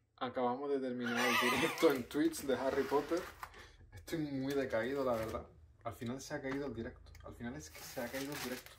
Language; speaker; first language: Spanish; native; Spanish